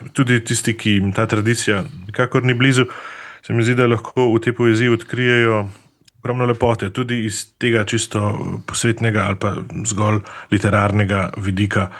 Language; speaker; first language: Slovenian; native; Slovenian